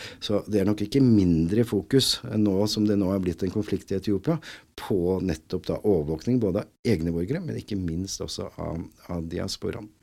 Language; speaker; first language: Norwegian; native; Norwegian